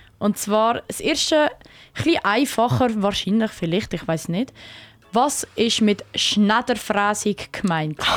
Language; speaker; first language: German; native; German